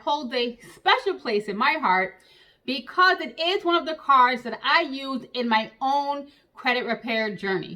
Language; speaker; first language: English; native; English